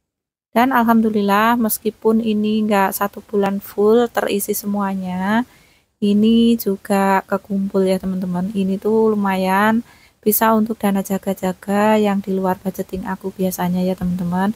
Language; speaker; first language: Indonesian; native; Indonesian